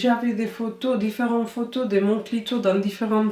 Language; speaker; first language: French; non-native, fluent; Spanish